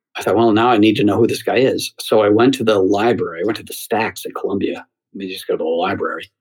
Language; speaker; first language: English; native; English